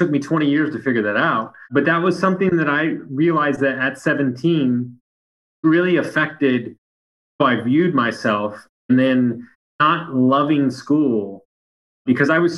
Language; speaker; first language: English; native; English